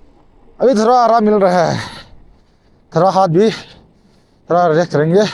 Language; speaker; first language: Hindi; non-native, local second language; Mizo